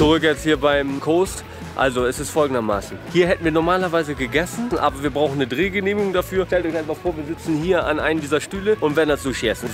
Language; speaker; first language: German; native; German